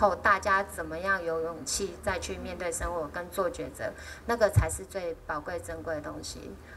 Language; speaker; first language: Chinese; native; Chinese